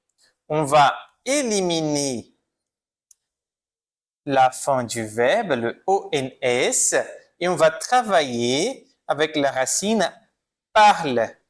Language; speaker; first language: French; non-native, fluent; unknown